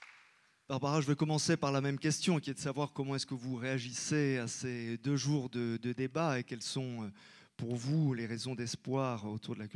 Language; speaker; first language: French; native; French